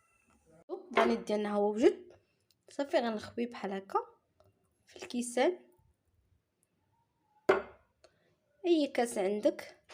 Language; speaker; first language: Arabic; native; Arabic